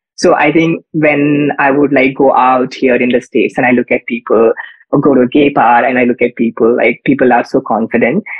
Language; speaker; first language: English; non-native, local second language; Kannada